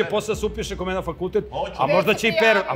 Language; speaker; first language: Serbian; native; Serbian